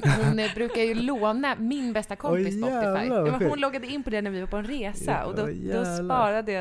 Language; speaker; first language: Swedish; native; Swedish